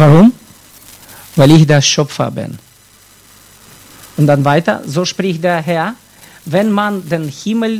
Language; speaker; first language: German; non-native, fluent; Russian